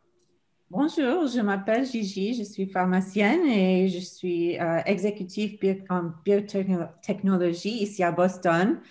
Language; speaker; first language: French; non-native, fluent; English